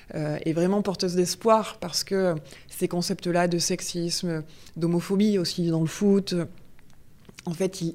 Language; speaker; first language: French; native; French